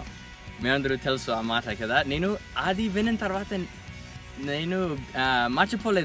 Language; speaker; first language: Telugu; non-native, learner; English